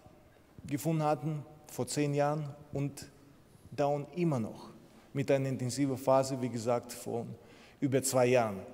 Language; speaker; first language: German; non-native, fluent; Ukrainian